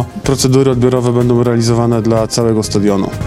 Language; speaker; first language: Polish; native; Polish